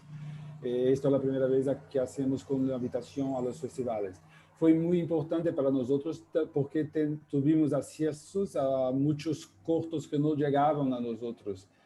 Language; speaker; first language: Spanish; non-native, fluent; Portuguese